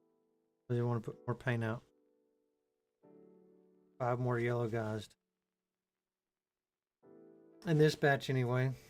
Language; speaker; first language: English; native; English